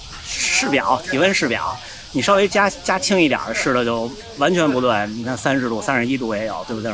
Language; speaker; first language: Chinese; native; Chinese